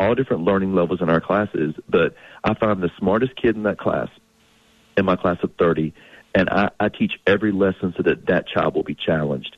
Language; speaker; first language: English; native; English